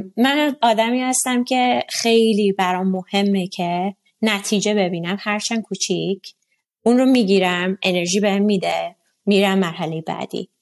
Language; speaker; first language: Persian; non-native, local second language; Azerbaijani